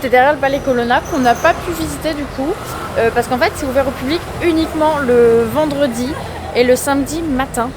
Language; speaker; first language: French; native; French